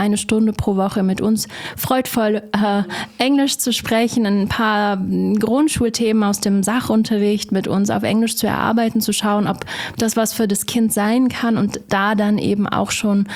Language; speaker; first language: German; native; German